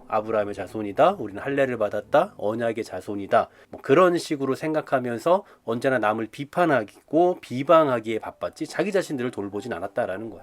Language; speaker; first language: Korean; native; Korean